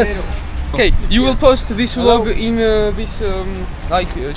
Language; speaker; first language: English; non-native, learner; Georgian